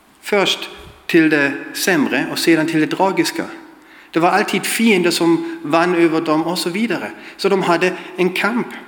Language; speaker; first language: Swedish; non-native, fluent; German